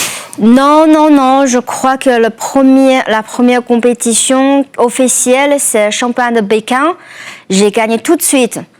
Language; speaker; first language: French; non-native, fluent; Chinese